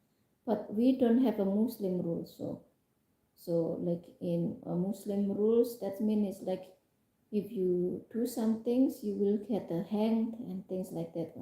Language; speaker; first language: English; non-native, fluent; Indonesian